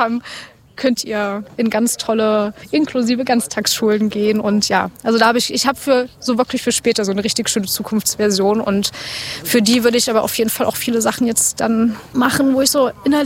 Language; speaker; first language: German; native; German